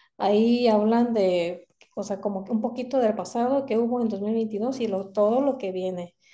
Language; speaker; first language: Spanish; non-native, fluent; Korean